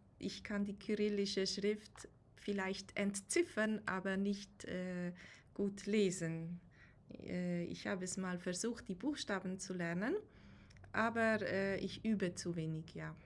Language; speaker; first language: German; native; German